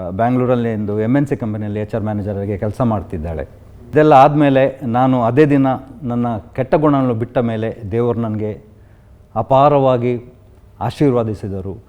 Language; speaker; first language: Kannada; non-native, local second language; Konkani